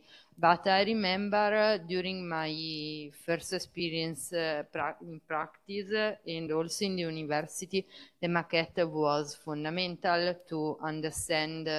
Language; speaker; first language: English; non-native, fluent; Italian